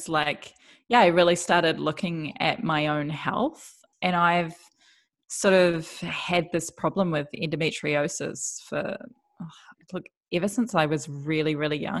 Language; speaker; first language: English; native; English